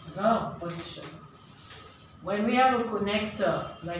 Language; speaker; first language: English; non-native, fluent; German